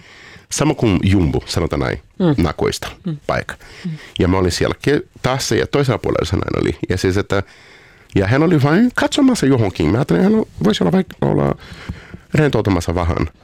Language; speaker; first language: Finnish; non-native, fluent; Portuguese